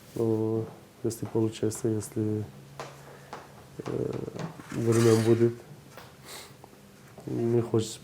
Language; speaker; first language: Russian; non-native, learner; Turkish